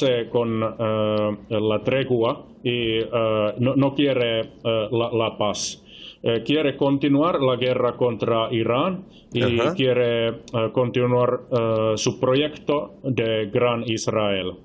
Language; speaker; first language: Spanish; non-native, fluent; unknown